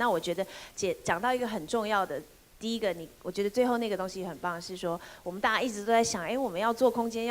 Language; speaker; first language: Chinese; native; Chinese